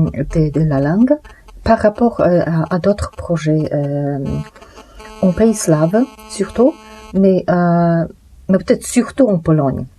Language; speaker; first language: French; non-native, fluent; Polish